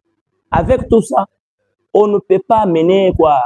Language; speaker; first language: French; non-native, local second language; Lingala